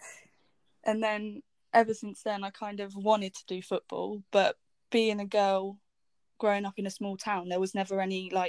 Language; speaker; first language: English; native; English